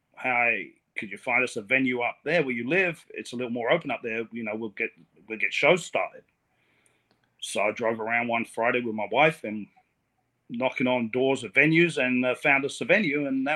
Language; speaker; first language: English; native; English